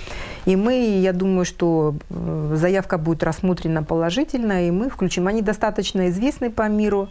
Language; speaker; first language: Russian; native; Russian